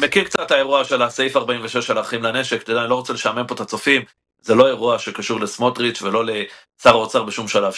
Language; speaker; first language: Hebrew; native; Hebrew